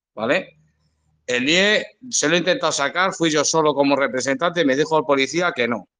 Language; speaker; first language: Spanish; native; Spanish